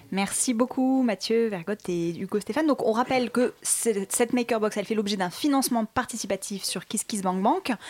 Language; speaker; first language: French; native; French